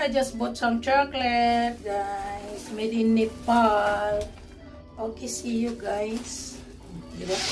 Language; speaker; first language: English; non-native, local second language; Filipino